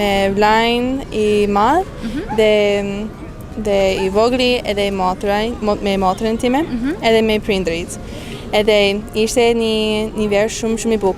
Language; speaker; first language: Albanian; non-native, fluent; English